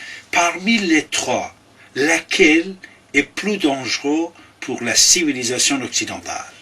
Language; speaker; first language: French; non-native, fluent; Persian